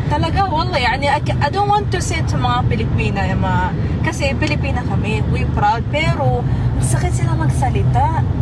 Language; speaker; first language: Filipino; early bilingual, heritage; Arabic